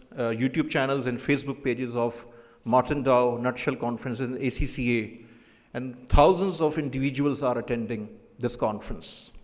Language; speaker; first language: English; non-native, local second language; Urdu